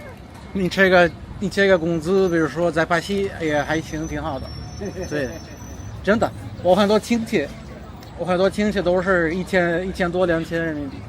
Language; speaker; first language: Chinese; non-native, fluent; Portuguese